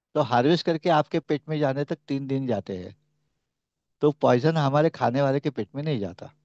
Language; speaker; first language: Hindi; non-native, local second language; Marathi